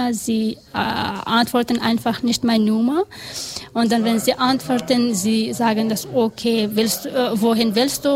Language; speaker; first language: German; non-native, learner; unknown